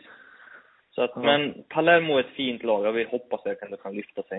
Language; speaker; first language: Swedish; native; Swedish